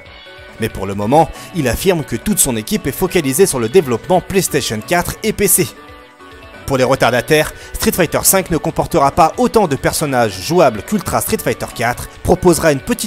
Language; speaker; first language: French; native; French